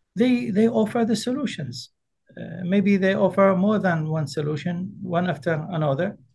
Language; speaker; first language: English; early bilingual, other home language; Arabic